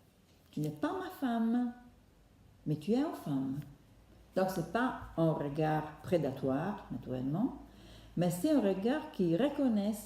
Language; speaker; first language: French; non-native, fluent; Italian